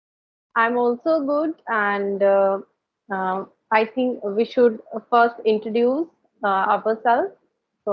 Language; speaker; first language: English; non-native, learner; Hindi